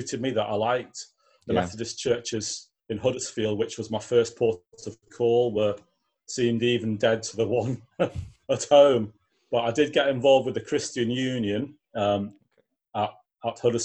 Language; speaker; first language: English; native; English